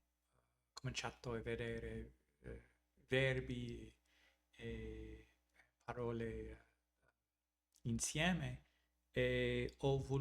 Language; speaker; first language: Italian; non-native, learner; English